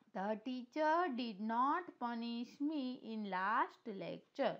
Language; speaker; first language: English; non-native, local second language; Gujarati